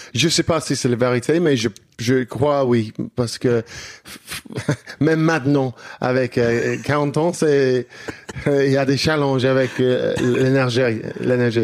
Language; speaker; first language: French; non-native, fluent; English